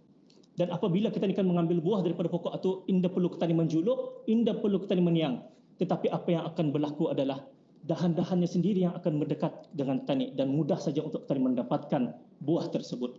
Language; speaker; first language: Malay; native; Malay